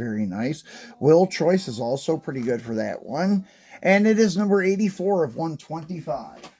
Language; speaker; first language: English; native; English